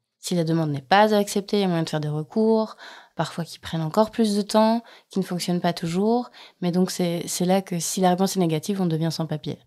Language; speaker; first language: French; native; French